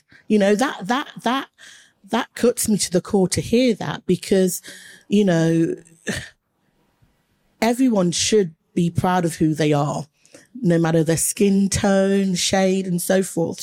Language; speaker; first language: English; native; English